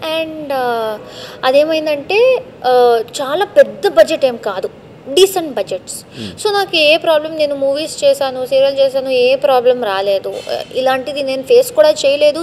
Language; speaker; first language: Telugu; non-native, local second language; Tamil